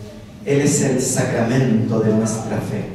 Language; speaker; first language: Spanish; native; Spanish